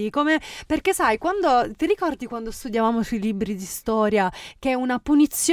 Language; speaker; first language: Italian; native; Italian